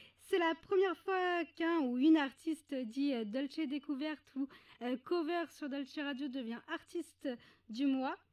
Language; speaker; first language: French; native; French